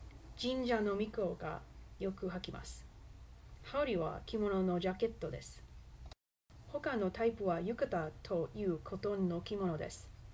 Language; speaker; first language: Japanese; non-native, learner; English